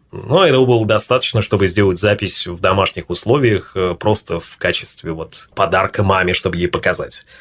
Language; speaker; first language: Russian; native; Russian